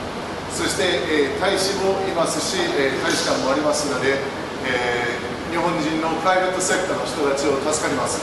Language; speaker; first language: Japanese; non-native, learner; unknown